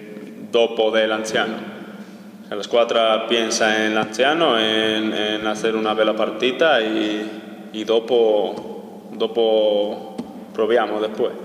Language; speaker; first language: Italian; non-native, learner; Spanish